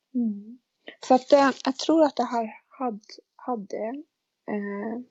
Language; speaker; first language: Swedish; non-native, fluent; Northern Sami